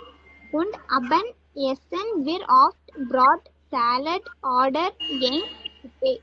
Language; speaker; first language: German; non-native, learner; Tamil